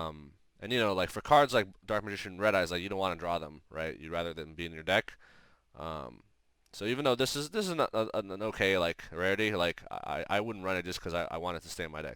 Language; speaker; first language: English; native; English